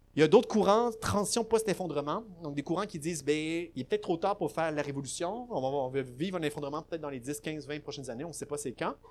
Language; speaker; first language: French; native; French